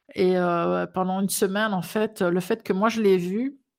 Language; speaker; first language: French; native; French